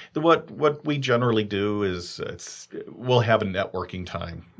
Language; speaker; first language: English; native; English